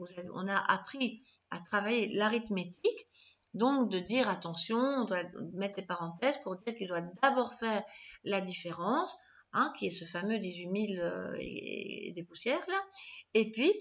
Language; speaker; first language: French; native; French